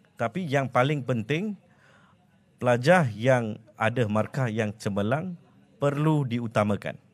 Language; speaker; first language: Malay; non-native, local second language; Tamil